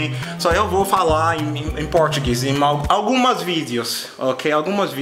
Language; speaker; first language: Portuguese; non-native, learner; English